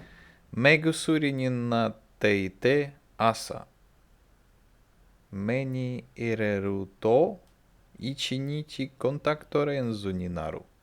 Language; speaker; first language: Japanese; non-native, learner; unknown